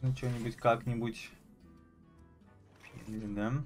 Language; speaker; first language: Russian; native; Russian